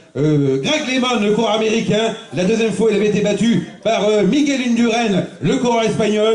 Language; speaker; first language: French; native; French